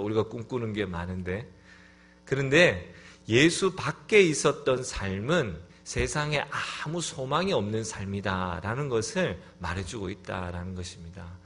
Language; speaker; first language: Korean; native; Korean